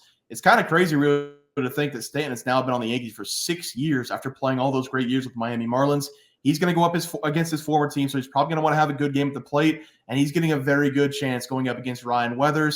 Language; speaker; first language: English; native; English